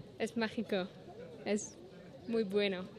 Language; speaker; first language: Spanish; non-native, learner; Italian